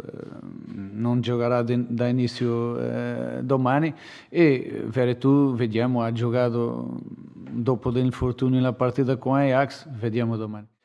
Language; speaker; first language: Italian; non-native, fluent; Portuguese